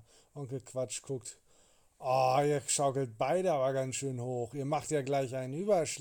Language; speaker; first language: German; native; German